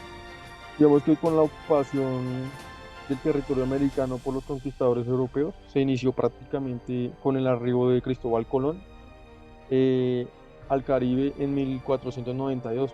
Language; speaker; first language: Spanish; native; Spanish